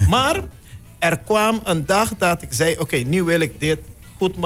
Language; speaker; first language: Dutch; non-native, local second language; Papiamento